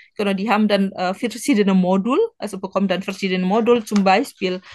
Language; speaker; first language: German; non-native, learner; Indonesian